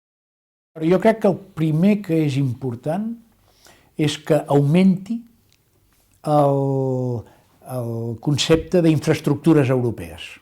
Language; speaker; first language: Catalan; native; Catalan